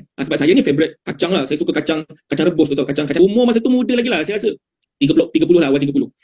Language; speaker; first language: Malay; native; Malay